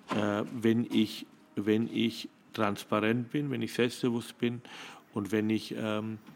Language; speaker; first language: German; native; German